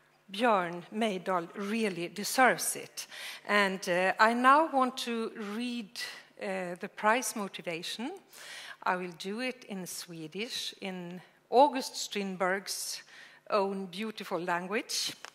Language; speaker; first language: English; non-native, fluent; Swedish